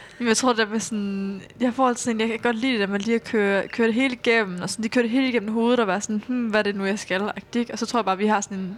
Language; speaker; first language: Danish; native; Danish